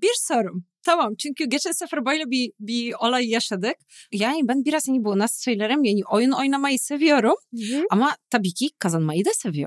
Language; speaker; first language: Turkish; non-native, fluent; Polish